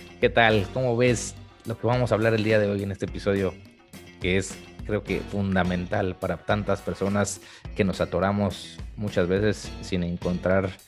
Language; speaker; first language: Spanish; native; Spanish